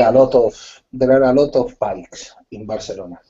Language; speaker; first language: English; non-native, learner; Spanish